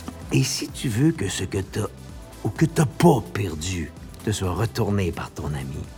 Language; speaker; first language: French; native; French